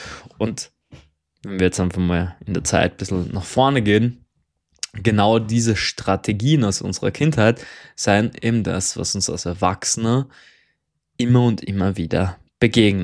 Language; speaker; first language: German; native; German